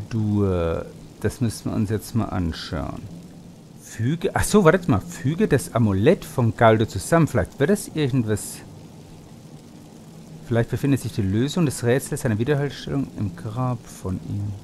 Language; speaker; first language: German; native; German